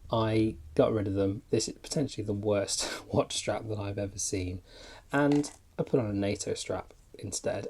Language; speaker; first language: English; native; English